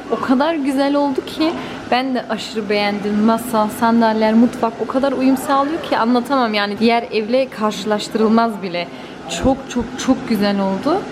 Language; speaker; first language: Turkish; early bilingual, heritage; Turkish